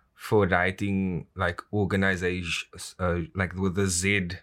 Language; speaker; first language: English; native; English